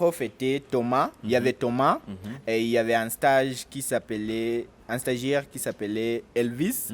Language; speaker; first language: French; non-native, fluent; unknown